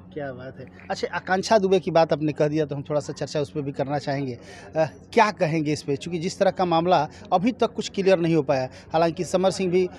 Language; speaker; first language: Hindi; native; Hindi